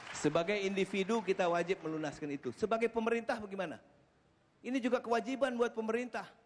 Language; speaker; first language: Indonesian; native; Indonesian